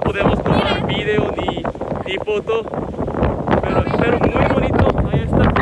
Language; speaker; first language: Spanish; non-native, learner; Korean